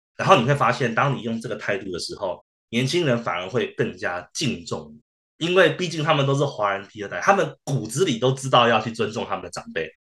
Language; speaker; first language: Chinese; early bilingual, heritage; Chinese